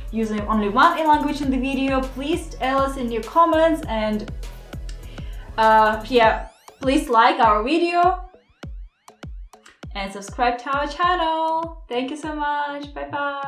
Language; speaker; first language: English; non-native, fluent; Russian